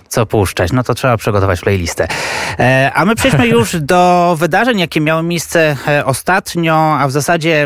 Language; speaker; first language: Polish; native; Polish